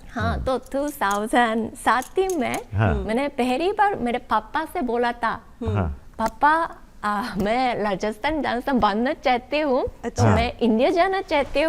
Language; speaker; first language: Hindi; non-native, learner; Japanese